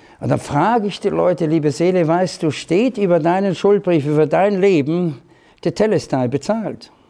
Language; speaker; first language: German; native; German